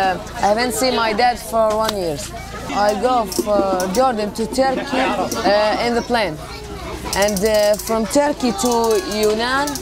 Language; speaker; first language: English; non-native, learner; Arabic